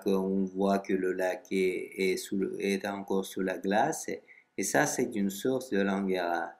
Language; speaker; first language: French; non-native, fluent; Russian